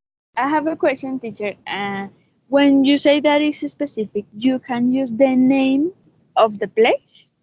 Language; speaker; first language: English; non-native, learner; Spanish